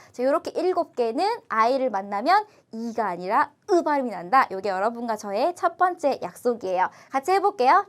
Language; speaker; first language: Korean; native; Korean